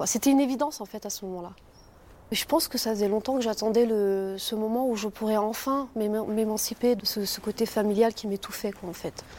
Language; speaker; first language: French; early bilingual, other home language; Kurdish